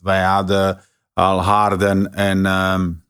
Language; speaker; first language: Dutch; non-native, fluent; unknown